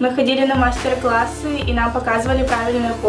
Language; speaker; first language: Russian; native; Russian